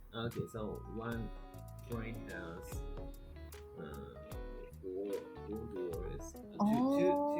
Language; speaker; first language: English; non-native, fluent; Japanese